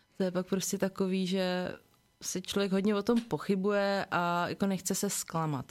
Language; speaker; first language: Czech; early bilingual, other home language; Vietnamese